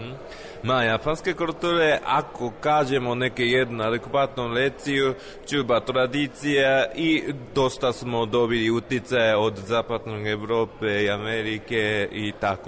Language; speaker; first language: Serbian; non-native, learner; Japanese